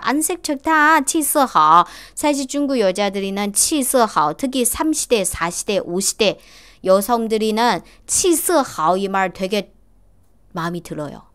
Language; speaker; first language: Korean; non-native, fluent; Chinese